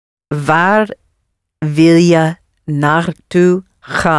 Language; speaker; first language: Dutch; non-native, learner; English